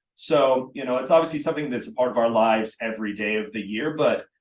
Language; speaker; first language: English; native; English